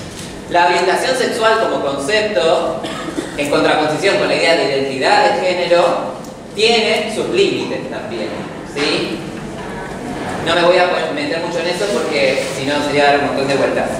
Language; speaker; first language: Spanish; native; Spanish